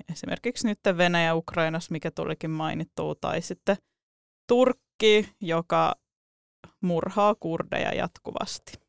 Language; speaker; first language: Finnish; early bilingual, other home language; Russian